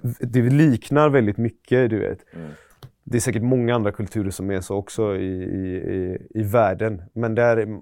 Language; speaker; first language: Swedish; early bilingual, other home language; Persian